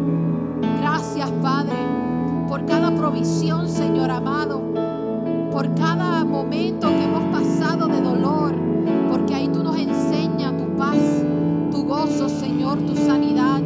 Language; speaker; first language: Spanish; native; Spanish